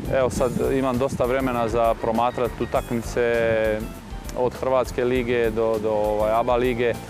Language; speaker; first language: Croatian; native; Croatian